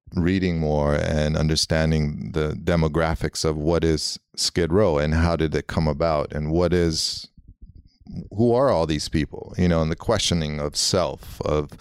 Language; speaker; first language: English; early bilingual, other home language; Armenian